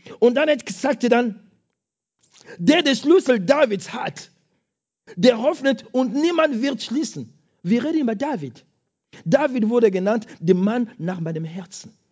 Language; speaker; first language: German; non-native, fluent; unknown